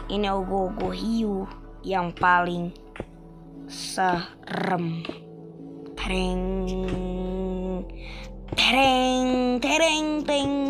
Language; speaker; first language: Indonesian; native; Indonesian